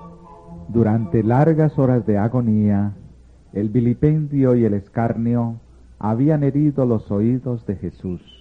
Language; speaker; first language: Spanish; native; Spanish